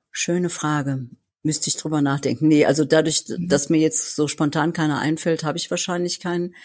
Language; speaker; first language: German; native; German